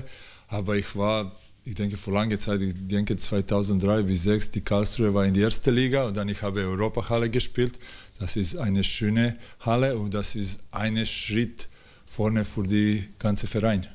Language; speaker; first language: German; non-native, learner; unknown